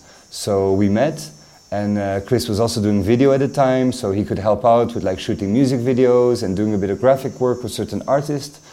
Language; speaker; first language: English; non-native, fluent; French